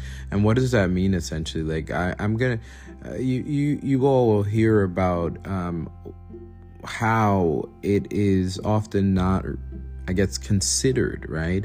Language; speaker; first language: English; native; English